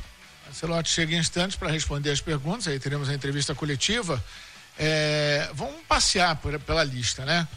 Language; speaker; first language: Portuguese; native; Portuguese